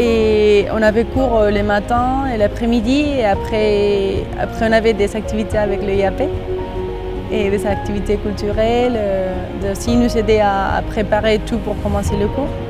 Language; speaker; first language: French; non-native, learner; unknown